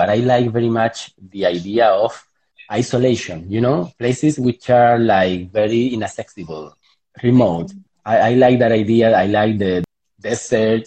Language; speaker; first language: English; non-native, fluent; Spanish